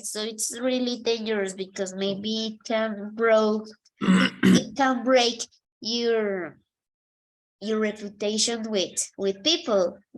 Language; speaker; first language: English; non-native, fluent; Spanish